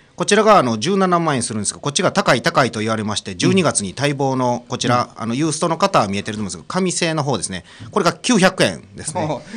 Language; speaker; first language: Japanese; native; Japanese